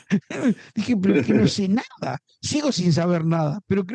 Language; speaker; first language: Spanish; native; Spanish